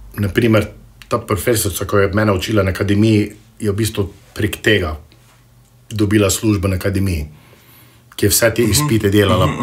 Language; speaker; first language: Slovenian; early bilingual, heritage; Slovenian